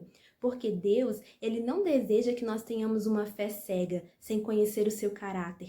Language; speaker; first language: Portuguese; native; Portuguese